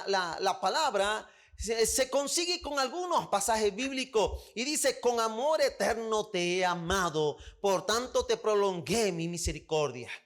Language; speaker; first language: Spanish; native; Spanish